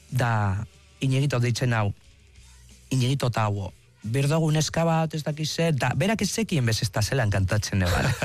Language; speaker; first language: Basque; native; Basque